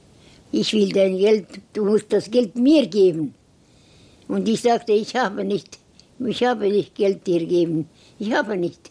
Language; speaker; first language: German; non-native, learner; Estonian